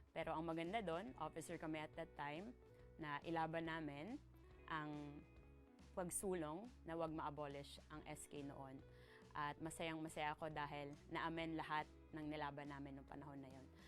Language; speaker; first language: Filipino; native; Filipino